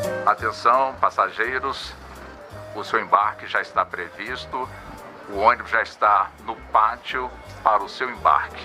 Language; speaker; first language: Portuguese; native; Portuguese